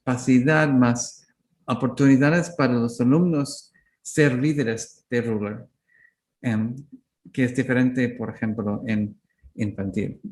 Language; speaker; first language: Spanish; non-native, learner; English